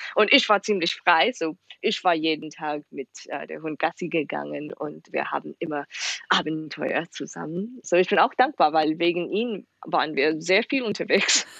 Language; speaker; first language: German; non-native, fluent; English